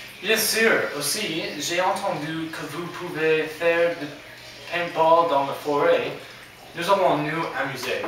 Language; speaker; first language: French; non-native, learner; English